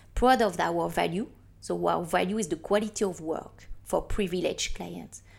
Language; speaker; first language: English; non-native, fluent; French